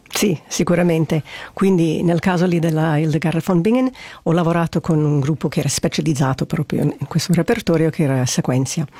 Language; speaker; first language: Italian; non-native, fluent; English